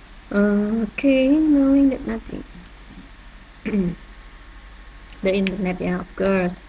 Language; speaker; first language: English; non-native, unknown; Indonesian